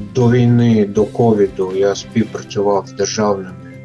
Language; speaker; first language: Ukrainian; non-native, fluent; Latvian